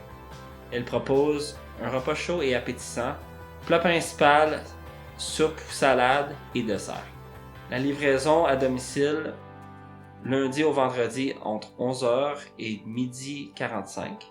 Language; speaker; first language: French; native; French